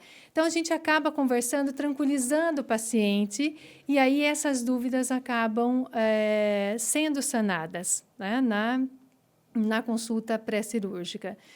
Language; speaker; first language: Portuguese; native; Portuguese